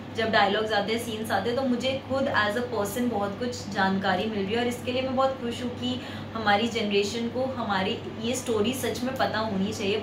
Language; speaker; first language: Hindi; native; Hindi